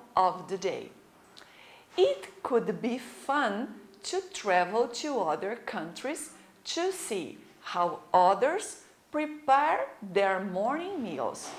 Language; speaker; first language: English; non-native, fluent; Portuguese